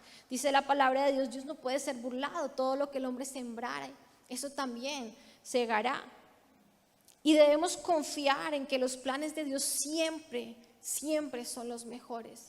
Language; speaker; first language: Spanish; native; Spanish